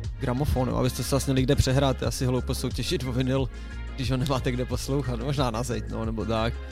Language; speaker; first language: Czech; native; Czech